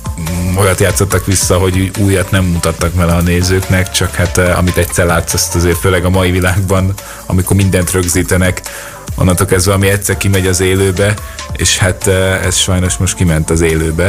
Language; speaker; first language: Hungarian; native; Hungarian